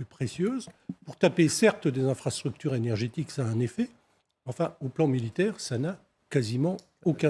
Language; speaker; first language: French; native; French